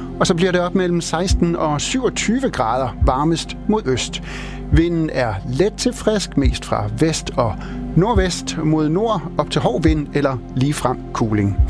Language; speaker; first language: Danish; native; Danish